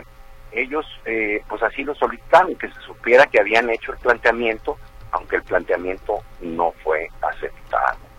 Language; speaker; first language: Spanish; native; Spanish